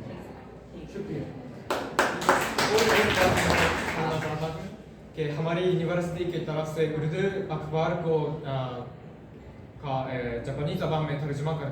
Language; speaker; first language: Hindi; non-native, fluent; Japanese